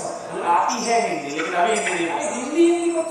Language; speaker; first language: Hindi; non-native, learner; Bangla